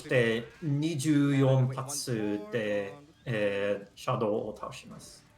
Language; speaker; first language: Japanese; non-native, learner; English